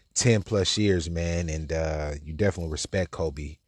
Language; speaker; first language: English; native; English